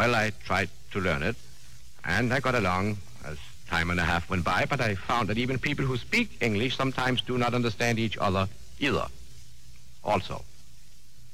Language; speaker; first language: English; non-native, fluent; Danish